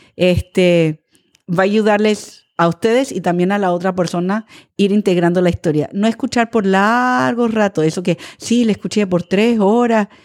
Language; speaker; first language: Spanish; early bilingual, other home language; English